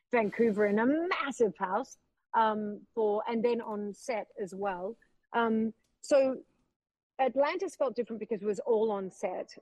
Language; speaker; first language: English; native; English